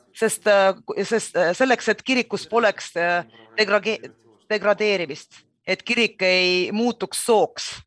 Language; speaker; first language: Estonian; non-native, local second language; Russian